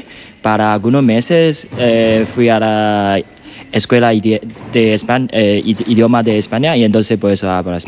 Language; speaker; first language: Spanish; non-native, learner; Chinese